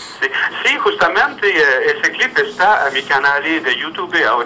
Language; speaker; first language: Spanish; non-native, fluent; French